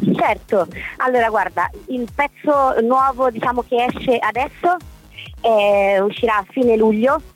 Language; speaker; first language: Italian; native; Italian